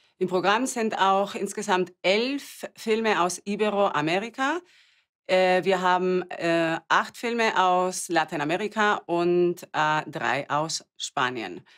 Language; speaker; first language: German; non-native, fluent; Spanish